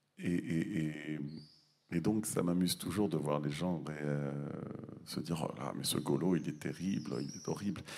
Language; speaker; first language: French; native; French